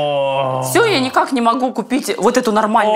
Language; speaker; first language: Russian; native; Russian